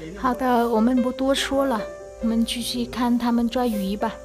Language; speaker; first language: Chinese; non-native, fluent; Vietnamese